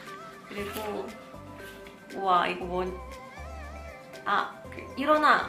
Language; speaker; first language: Korean; non-native, fluent; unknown